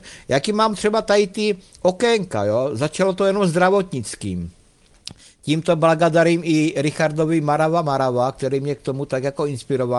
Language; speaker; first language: Czech; native; Czech